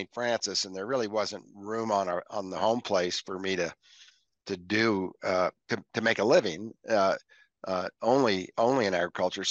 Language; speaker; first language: English; native; English